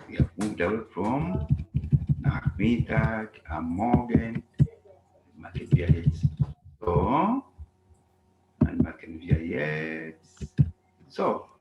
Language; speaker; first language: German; non-native, learner; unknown